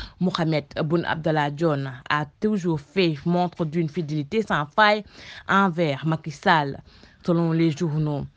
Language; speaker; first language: French; non-native, local second language; Wolof